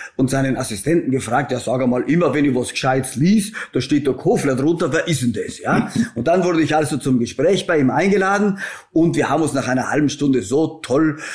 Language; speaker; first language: German; native; German